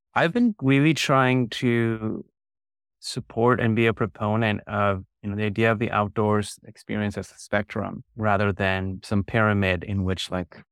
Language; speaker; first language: English; early bilingual, other home language; Spanish